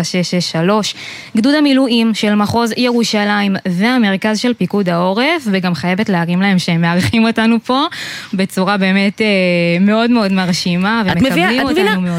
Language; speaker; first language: Hebrew; native; Hebrew